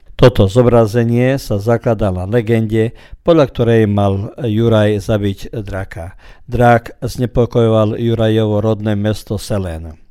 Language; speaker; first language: Slovak; early bilingual, heritage; Croatian